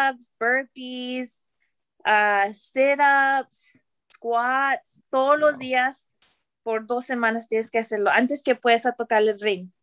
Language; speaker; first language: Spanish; early bilingual, heritage; Spanish